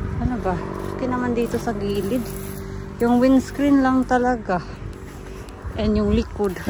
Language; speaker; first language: Filipino; non-native, local second language; Cebuano